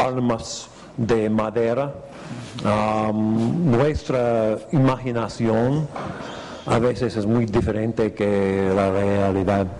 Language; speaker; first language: Spanish; non-native, fluent; English